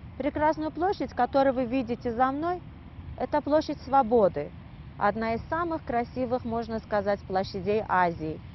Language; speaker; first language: Russian; non-native, fluent; Persian